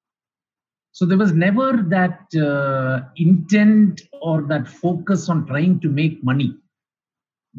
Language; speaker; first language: English; non-native, local second language; Malayalam